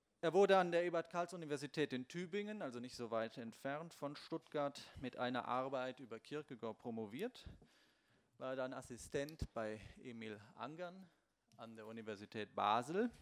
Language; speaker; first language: German; native; German